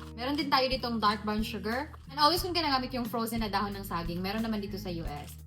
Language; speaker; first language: Filipino; non-native, local second language; Hiligaynon